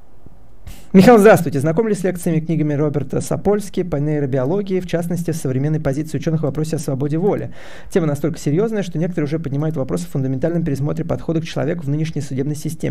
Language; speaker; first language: Russian; native; Russian